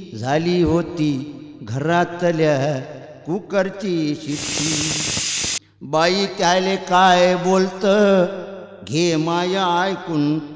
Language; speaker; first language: Marathi; native; Marathi